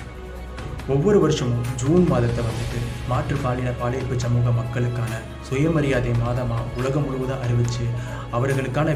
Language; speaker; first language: Tamil; native; Tamil